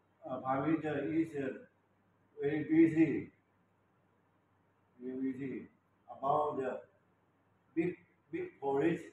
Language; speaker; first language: English; non-native, learner; Thai